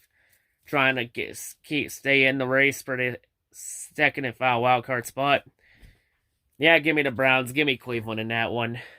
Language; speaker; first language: English; native; English